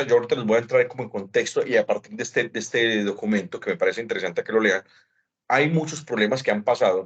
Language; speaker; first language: Spanish; native; Spanish